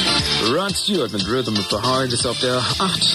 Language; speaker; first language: German; native; German